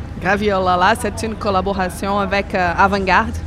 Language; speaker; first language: French; non-native, fluent; Portuguese